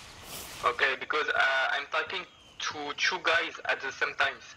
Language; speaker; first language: English; non-native, learner; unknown